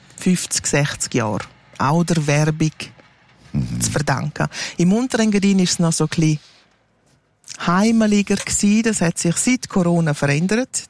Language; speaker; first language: German; non-native, local second language; Romansh